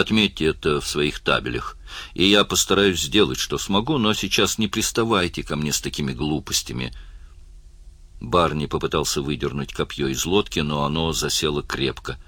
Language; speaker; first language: Russian; native; Russian